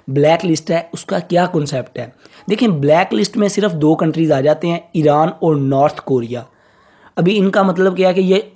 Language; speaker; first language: Urdu; native; Urdu